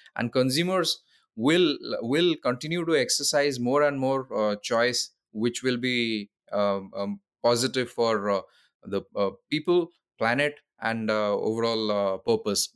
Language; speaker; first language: English; non-native, local second language; Odia